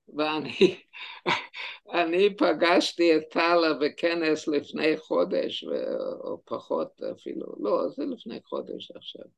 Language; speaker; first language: Hebrew; non-native, fluent; English